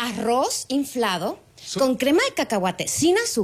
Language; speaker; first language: Spanish; native; Spanish